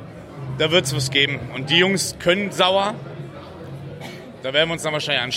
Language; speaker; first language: German; native; German